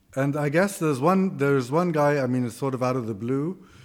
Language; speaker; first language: English; non-native, fluent; Arabic